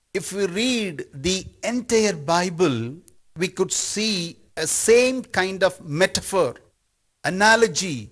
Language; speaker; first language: English; non-native, local second language; Tamil